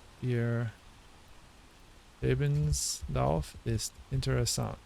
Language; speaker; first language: German; non-native, learner; English